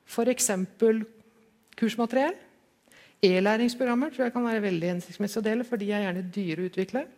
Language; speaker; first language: Norwegian; native; Norwegian